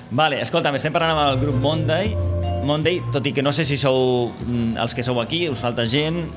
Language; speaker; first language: Catalan; native; Catalan